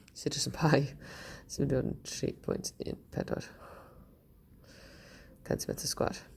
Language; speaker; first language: Welsh; native; Welsh